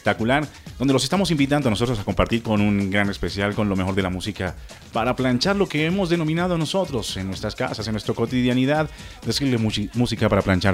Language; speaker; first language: Spanish; native; Spanish